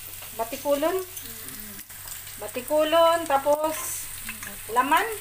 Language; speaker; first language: Filipino; non-native, local second language; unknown